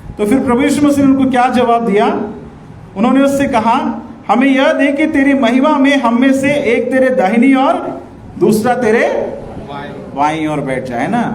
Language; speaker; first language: Hindi; non-native, local second language; Marathi